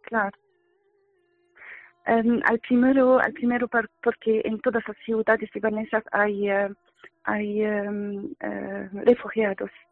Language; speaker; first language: Spanish; non-native, fluent; Arabic